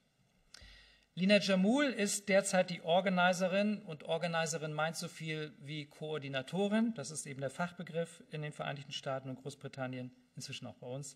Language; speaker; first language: German; native; German